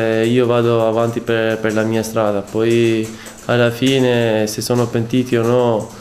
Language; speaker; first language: Italian; non-native, fluent; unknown